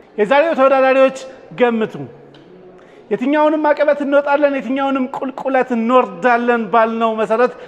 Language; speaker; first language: Amharic; native; Amharic